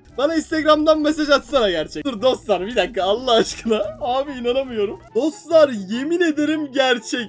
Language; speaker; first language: Turkish; native; Turkish